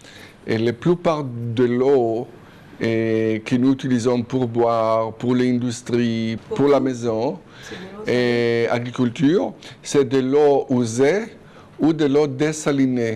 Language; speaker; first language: French; non-native, fluent; Hebrew